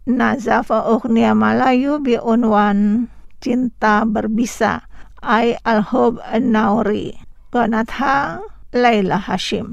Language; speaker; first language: Arabic; non-native, fluent; Indonesian